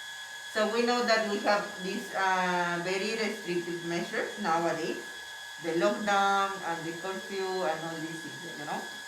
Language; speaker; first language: English; non-native, fluent; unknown